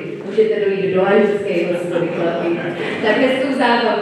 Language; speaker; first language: Czech; native; Czech